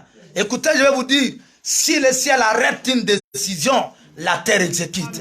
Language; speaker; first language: French; non-native, local second language; Lingala